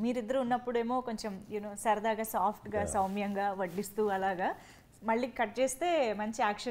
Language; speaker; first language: Telugu; native; Telugu